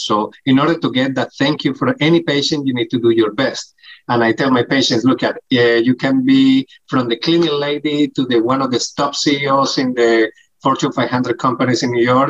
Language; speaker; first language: English; non-native, fluent; Spanish